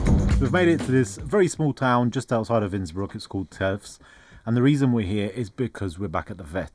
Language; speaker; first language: English; native; English